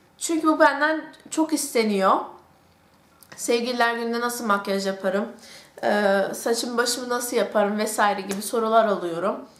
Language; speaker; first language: Turkish; early bilingual, heritage; Turkish